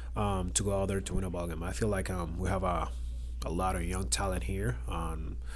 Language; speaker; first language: English; non-native, learner; Spanish